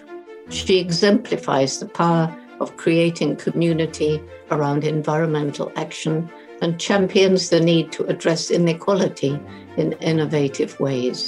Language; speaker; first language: English; native; English